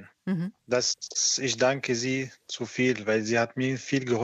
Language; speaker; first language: German; non-native, learner; Arabic